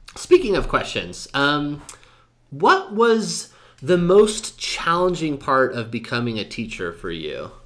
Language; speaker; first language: English; native; English